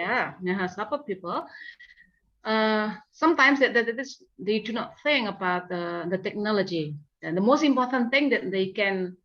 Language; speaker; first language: English; non-native, fluent; Indonesian